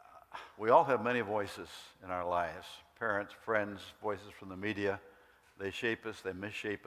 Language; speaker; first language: English; native; English